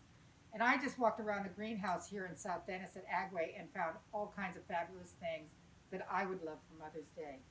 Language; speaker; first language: English; native; English